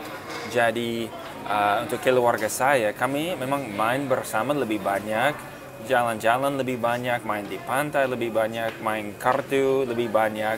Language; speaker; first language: Indonesian; non-native, fluent; English